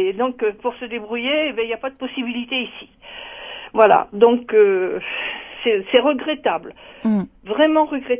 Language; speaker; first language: French; native; French